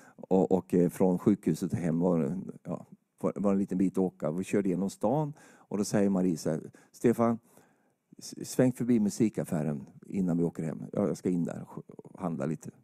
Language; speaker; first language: Swedish; native; Swedish